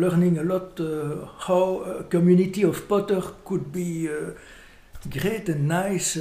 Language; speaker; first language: English; non-native, fluent; French